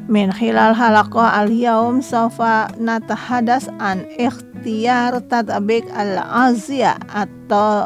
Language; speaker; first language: Arabic; non-native, fluent; Indonesian